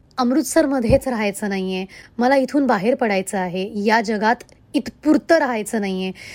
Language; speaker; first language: Marathi; non-native, local second language; Hindi